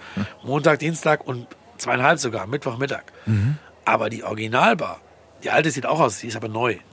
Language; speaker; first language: German; native; German